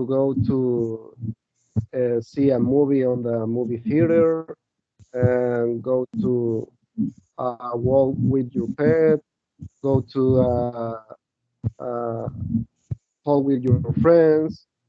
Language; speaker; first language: English; non-native, learner; Spanish